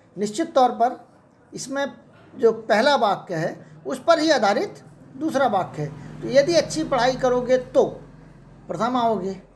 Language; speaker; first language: Hindi; native; Hindi